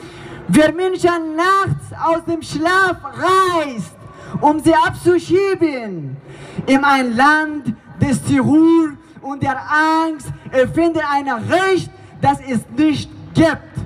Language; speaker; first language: German; non-native, learner; Persian